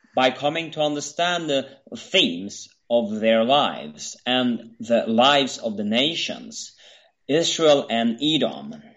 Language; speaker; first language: English; non-native, fluent; Swedish